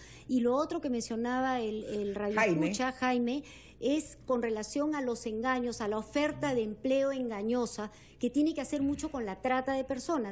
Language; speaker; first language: Spanish; native; Spanish